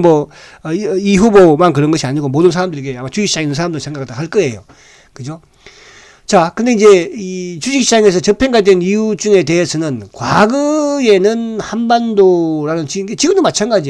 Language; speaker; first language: Korean; native; Korean